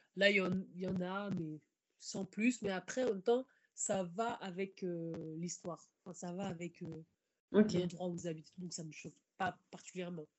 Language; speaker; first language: French; native; French